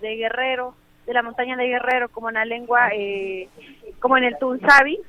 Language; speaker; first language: Spanish; native; Spanish